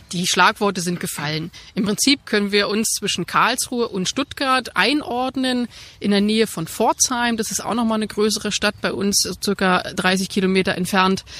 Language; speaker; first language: German; native; German